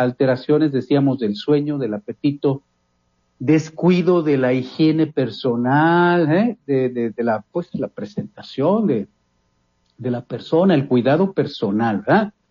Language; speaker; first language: Spanish; native; Spanish